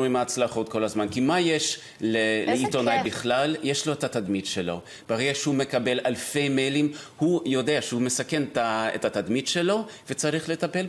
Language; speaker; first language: Hebrew; non-native, fluent; English